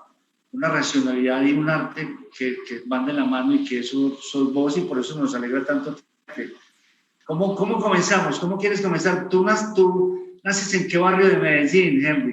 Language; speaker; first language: Spanish; native; Spanish